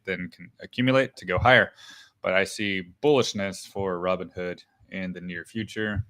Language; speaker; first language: English; native; English